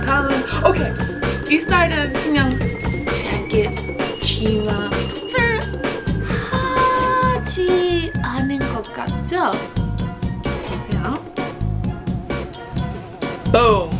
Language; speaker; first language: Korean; non-native, fluent; English